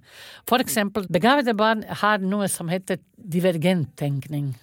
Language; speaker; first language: Norwegian; non-native, fluent; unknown